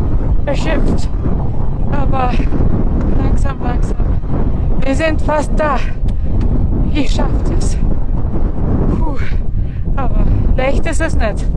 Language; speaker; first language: German; non-native, fluent; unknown